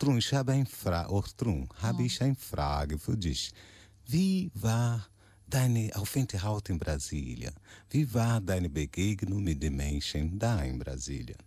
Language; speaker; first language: German; non-native, learner; Portuguese